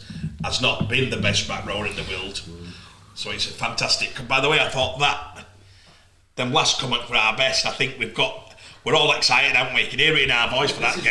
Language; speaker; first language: English; native; English